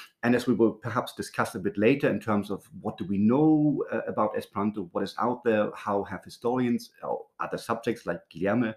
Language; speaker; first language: English; non-native, fluent; German